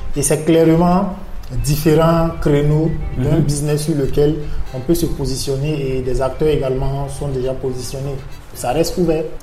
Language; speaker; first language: French; non-native, local second language; Mossi